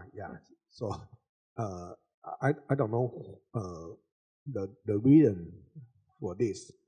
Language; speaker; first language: English; non-native, learner; Chinese